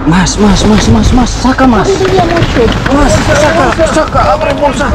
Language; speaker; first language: Spanish; non-native, learner; Filipino